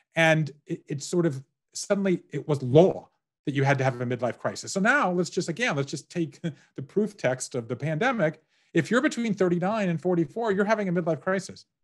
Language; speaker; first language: English; native; English